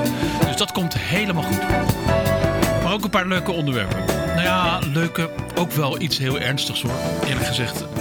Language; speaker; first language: Dutch; native; Dutch